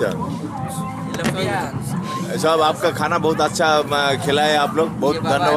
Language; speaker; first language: Hindi; non-native, local second language; Bangla